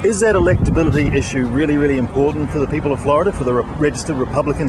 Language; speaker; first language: English; native; English